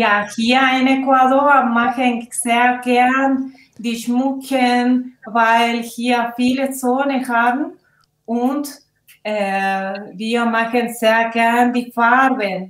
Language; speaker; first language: German; non-native, learner; Spanish